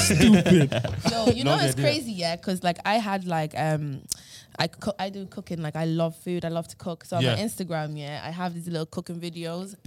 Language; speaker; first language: English; native; English